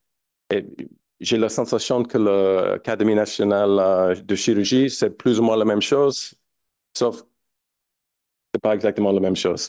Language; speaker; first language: French; non-native, fluent; English